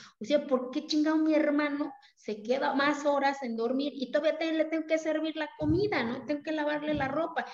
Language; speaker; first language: Spanish; non-native, local second language; Zapotec